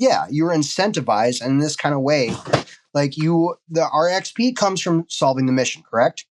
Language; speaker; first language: English; native; English